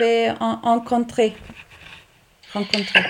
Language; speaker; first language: French; non-native, local second language; Italian